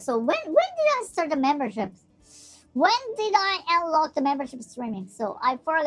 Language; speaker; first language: English; non-native, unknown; Japanese